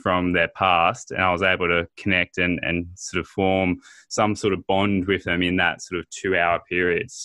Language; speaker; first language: English; native; English